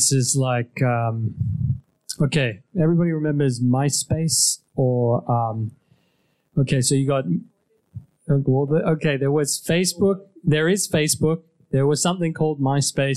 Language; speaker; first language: English; native; English